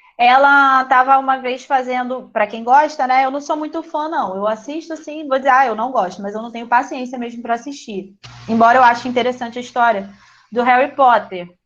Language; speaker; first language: Portuguese; native; Portuguese